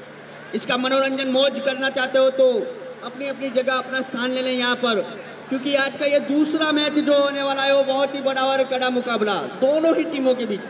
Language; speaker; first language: Hindi; non-native, local second language; Gujarati